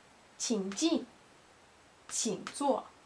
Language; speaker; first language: Chinese; non-native, learner; English